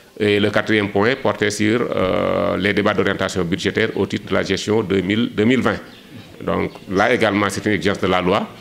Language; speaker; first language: French; non-native, local second language; Wolof